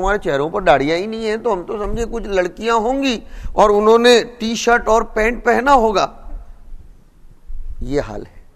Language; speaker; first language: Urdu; non-native, local second language; Gujarati